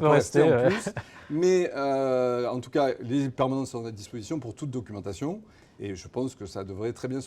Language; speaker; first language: French; native; French